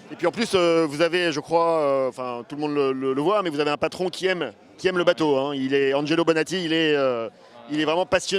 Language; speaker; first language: French; native; French